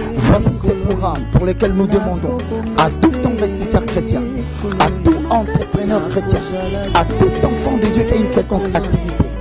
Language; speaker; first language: French; non-native, local second language; Lingala